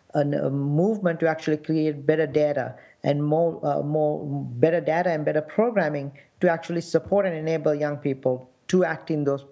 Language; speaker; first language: English; non-native, local second language; Sinhala